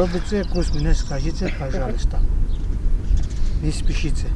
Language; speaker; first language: Russian; non-native, local second language; Armenian